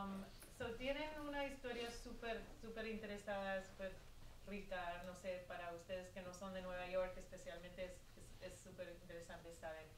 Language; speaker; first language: Spanish; early bilingual, heritage; Spanish